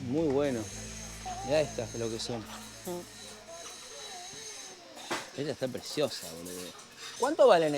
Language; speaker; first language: Spanish; native; Spanish